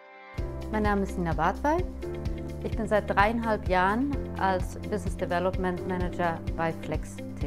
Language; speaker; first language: German; native; German